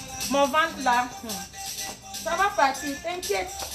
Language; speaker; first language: French; non-native, local second language; Ewe